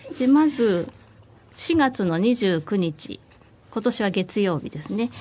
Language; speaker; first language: Japanese; native; Japanese